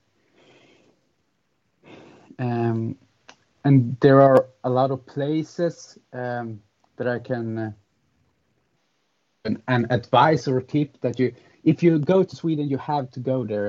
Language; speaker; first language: English; non-native, fluent; Swedish